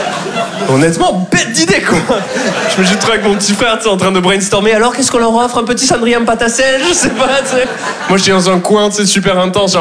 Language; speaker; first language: French; native; French